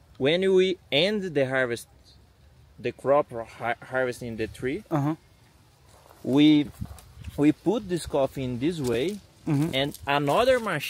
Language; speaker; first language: English; non-native, learner; Portuguese